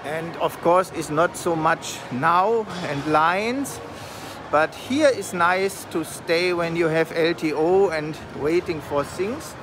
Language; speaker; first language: English; non-native, fluent; German